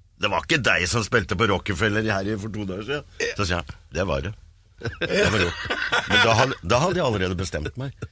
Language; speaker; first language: Norwegian; native; Norwegian